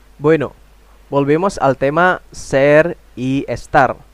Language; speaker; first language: Spanish; non-native, fluent; Indonesian